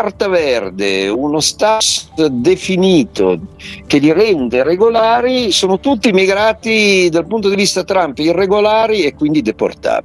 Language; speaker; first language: Italian; native; Italian